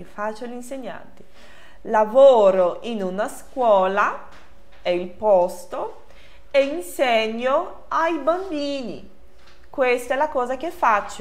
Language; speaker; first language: Italian; non-native, fluent; Portuguese